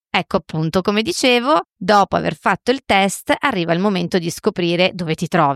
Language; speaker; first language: Italian; native; Italian